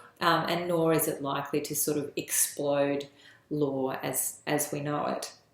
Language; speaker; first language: English; native; English